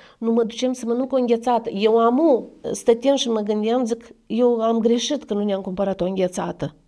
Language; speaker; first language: Romanian; native; Romanian